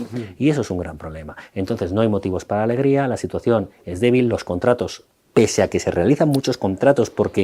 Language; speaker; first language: Spanish; native; Spanish